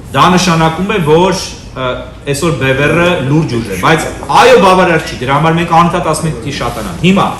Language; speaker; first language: Armenian; native; Armenian